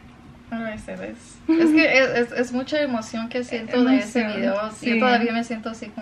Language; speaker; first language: Spanish; early bilingual, other home language; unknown